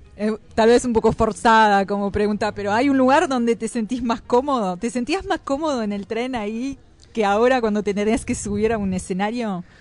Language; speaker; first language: Spanish; non-native, fluent; French